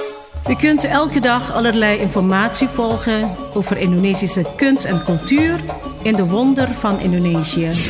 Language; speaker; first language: Dutch; non-native, fluent; Indonesian